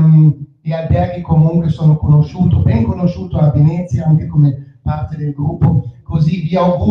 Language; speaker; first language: Italian; non-native, fluent; German